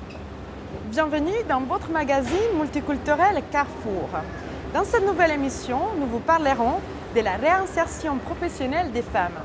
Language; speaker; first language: French; native; French